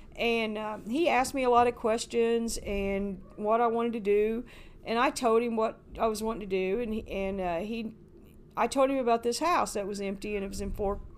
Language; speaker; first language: English; native; English